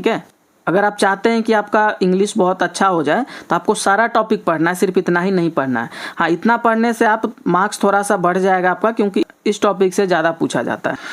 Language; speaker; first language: Hindi; native; Hindi